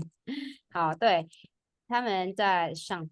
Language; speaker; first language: Chinese; non-native, fluent; Indonesian